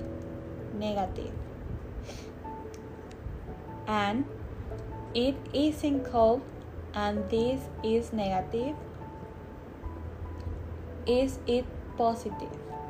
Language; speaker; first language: English; non-native, learner; Spanish